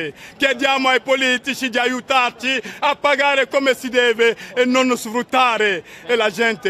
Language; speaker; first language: Italian; non-native, fluent; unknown